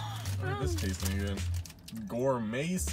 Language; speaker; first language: English; native; English